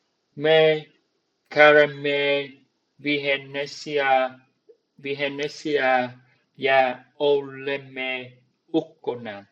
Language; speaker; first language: Finnish; non-native, learner; Vietnamese